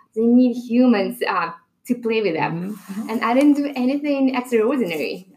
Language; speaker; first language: English; non-native, fluent; Russian